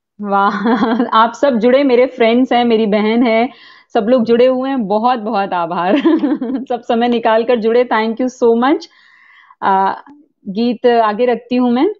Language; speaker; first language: Hindi; native; Hindi